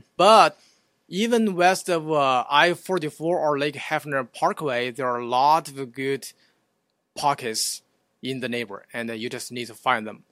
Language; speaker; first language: English; non-native, fluent; Chinese